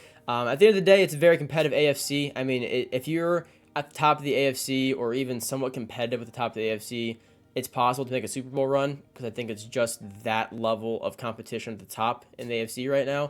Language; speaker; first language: English; native; English